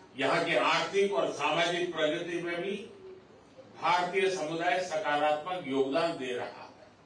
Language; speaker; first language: Hindi; non-native, local second language; Gujarati